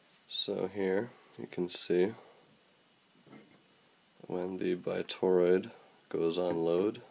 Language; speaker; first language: English; native; English